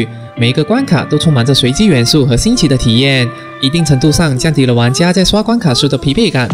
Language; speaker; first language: Chinese; native; Chinese